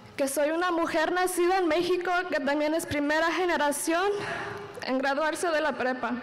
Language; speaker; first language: Spanish; early bilingual, heritage; Spanish